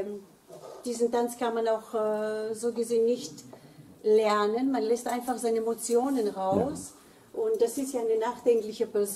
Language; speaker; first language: German; early bilingual, other home language; Greek